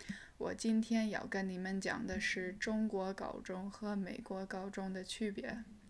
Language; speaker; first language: Chinese; early bilingual, heritage; English